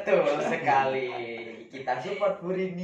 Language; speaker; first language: Indonesian; native; Indonesian